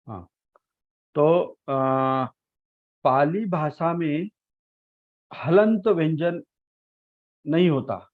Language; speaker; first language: Hindi; non-native, local second language; Marathi